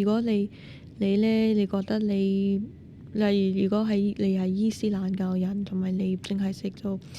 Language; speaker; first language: Cantonese; non-native, fluent; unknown